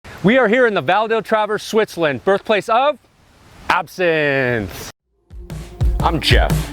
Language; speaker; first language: English; native; English